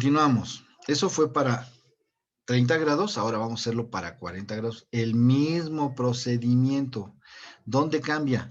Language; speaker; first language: Spanish; native; Spanish